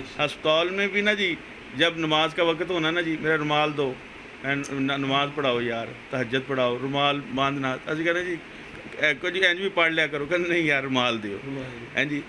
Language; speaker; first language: Urdu; non-native, local second language; Punjabi